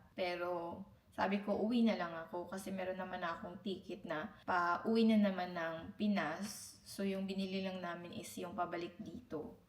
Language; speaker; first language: Filipino; non-native, local second language; Cebuano